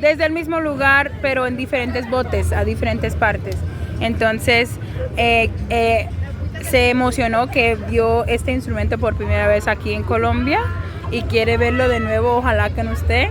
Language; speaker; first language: Spanish; non-native, fluent; English